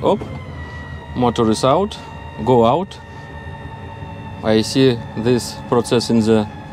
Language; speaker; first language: English; non-native, learner; Russian